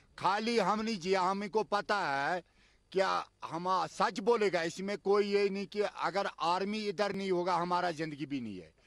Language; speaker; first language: Hindi; non-native, local second language; Kashmiri